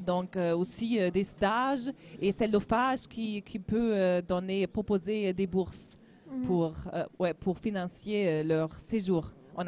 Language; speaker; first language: French; non-native, learner; German